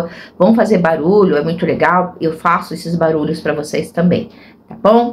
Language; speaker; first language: Portuguese; native; Portuguese